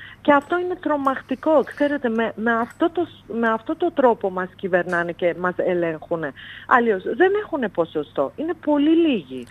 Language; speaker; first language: Greek; non-native, fluent; Persian